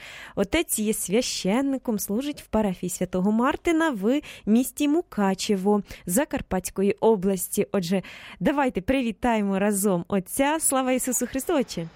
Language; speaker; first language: Ukrainian; native; Ukrainian